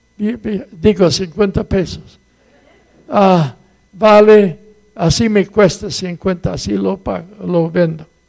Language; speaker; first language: Spanish; non-native, fluent; English